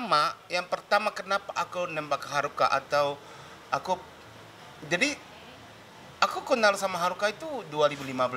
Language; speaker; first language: Indonesian; non-native, fluent; Japanese